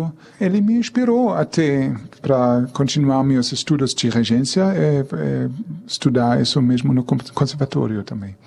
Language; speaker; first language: Portuguese; non-native, fluent; German